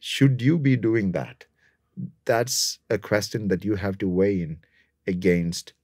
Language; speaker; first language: English; non-native, local second language; Malayalam